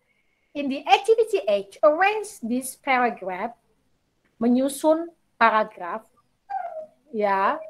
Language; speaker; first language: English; non-native, learner; Indonesian